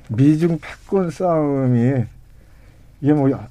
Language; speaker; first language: Korean; native; Korean